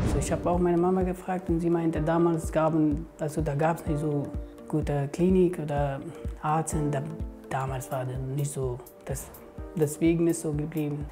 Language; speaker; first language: German; non-native, fluent; Persian